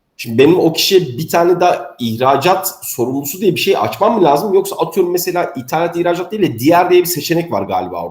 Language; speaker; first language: Turkish; native; Turkish